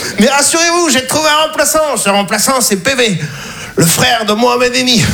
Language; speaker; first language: French; native; French